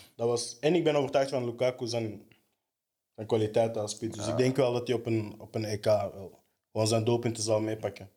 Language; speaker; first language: Dutch; native; Dutch